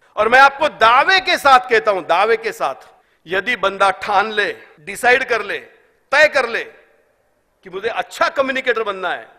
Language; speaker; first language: Hindi; non-native, local second language; Marathi